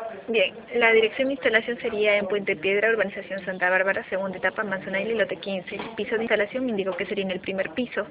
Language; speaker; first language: Spanish; native; Spanish